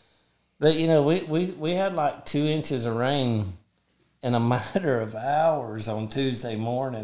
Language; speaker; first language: English; native; English